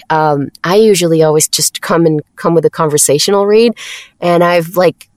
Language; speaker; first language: English; non-native, fluent; Spanish